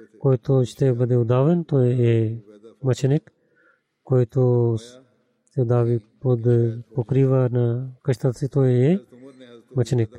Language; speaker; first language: Bulgarian; non-native, learner; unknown